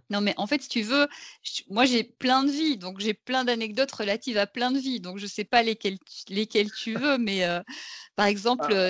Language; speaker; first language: French; native; French